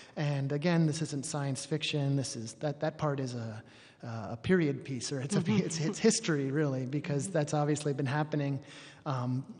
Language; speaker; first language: English; native; English